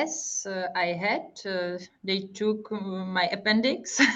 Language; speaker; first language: English; non-native, fluent; Hungarian